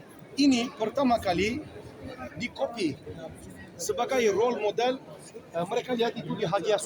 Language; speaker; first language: Indonesian; non-native, learner; Turkish